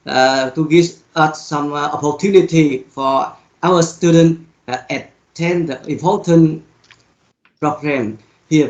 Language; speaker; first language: English; non-native, learner; Vietnamese